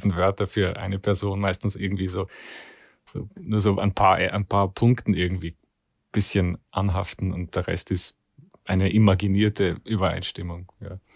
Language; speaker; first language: German; native; German